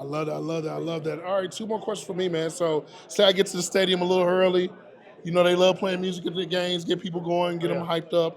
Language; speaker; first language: English; native; English